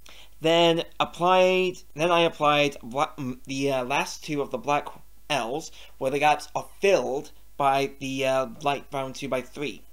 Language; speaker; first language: English; native; English